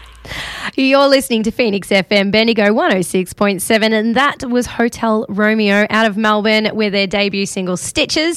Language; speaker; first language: English; native; English